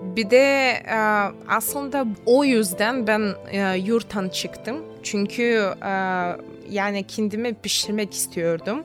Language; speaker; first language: Turkish; non-native, fluent; Russian